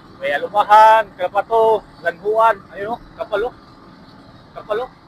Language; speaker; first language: Filipino; native; Filipino